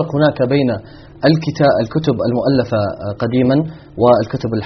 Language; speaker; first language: Arabic; native; Arabic